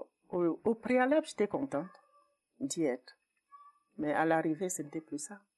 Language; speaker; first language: French; non-native, local second language; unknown